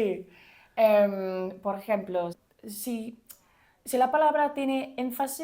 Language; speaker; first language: Spanish; non-native, fluent; English